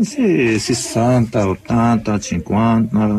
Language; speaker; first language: Italian; non-native, learner; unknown